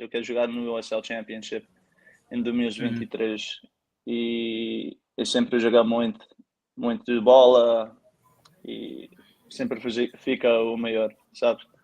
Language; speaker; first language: Portuguese; early bilingual, heritage; Portuguese